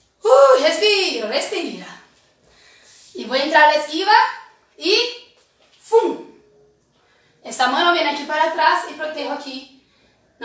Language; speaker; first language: Spanish; non-native, fluent; Portuguese